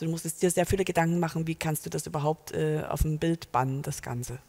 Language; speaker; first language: German; native; German